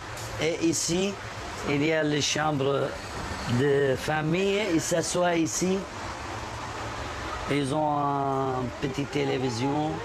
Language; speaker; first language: French; non-native, fluent; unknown